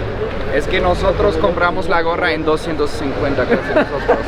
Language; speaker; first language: Spanish; native; Spanish